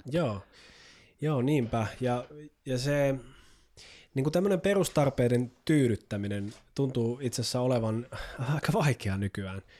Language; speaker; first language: Finnish; native; Finnish